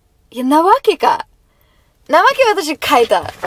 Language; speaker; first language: Japanese; non-native, fluent; English